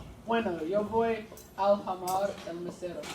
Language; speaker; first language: Spanish; non-native, learner; English